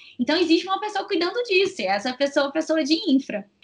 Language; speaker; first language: Portuguese; native; Portuguese